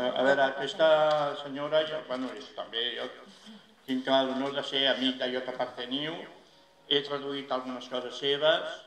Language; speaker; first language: Italian; non-native, fluent; Catalan